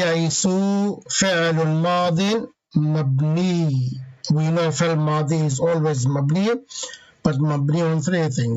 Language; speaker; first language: Arabic; non-native, fluent; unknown